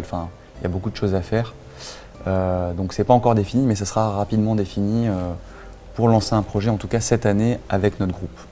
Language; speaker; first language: French; native; French